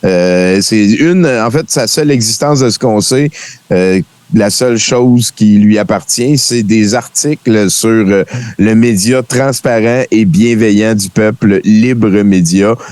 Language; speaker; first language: French; native; French